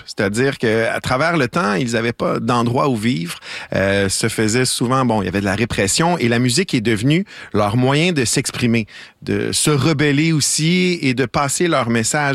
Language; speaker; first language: French; native; French